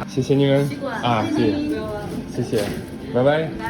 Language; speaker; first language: Chinese; non-native, learner; French